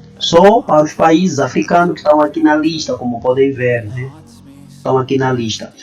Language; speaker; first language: Portuguese; native; Portuguese